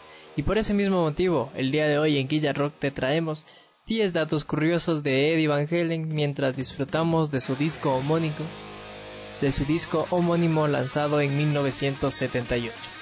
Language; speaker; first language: Spanish; native; Spanish